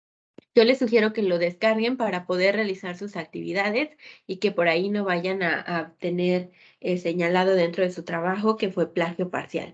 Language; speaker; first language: Spanish; native; Spanish